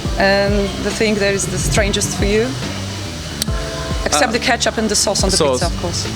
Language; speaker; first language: English; non-native, learner; Polish